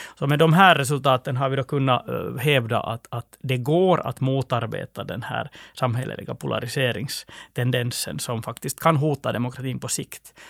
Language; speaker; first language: Swedish; native; Swedish